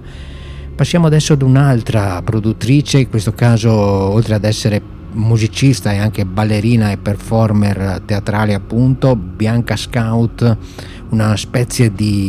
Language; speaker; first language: Italian; native; Italian